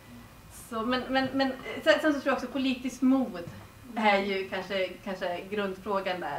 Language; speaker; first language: Swedish; native; Swedish